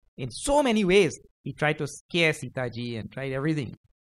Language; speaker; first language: English; early bilingual, other home language; Hindi